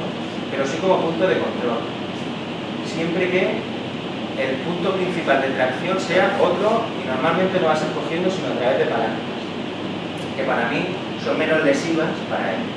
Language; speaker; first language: Spanish; native; Spanish